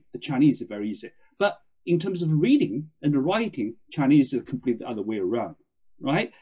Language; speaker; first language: English; non-native, fluent; Chinese